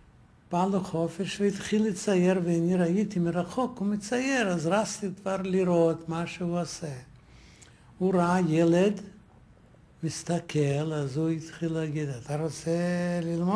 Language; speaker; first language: Hebrew; non-native, fluent; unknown